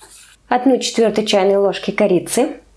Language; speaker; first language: Russian; native; Russian